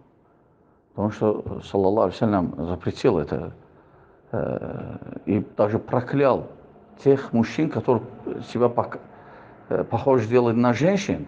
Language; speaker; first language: Russian; non-native, fluent; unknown